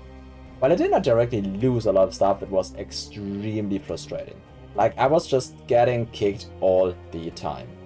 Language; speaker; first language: English; non-native, fluent; German